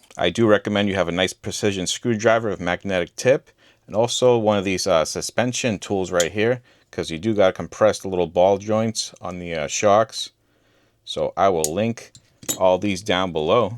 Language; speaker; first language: English; native; English